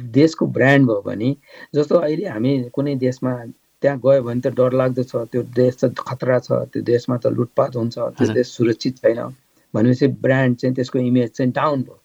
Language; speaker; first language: Nepali; native; Nepali